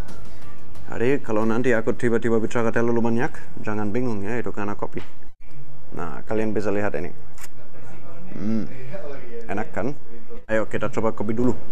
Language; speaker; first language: Indonesian; non-native, fluent; German